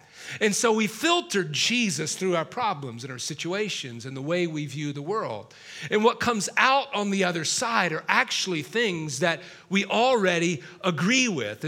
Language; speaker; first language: English; native; English